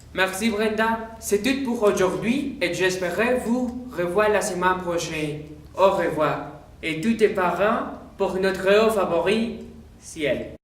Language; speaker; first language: French; non-native, learner; Spanish